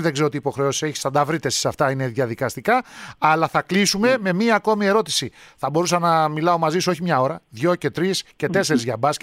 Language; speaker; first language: Greek; native; Greek